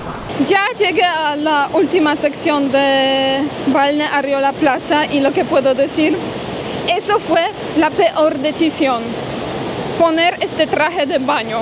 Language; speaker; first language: Spanish; non-native, fluent; Polish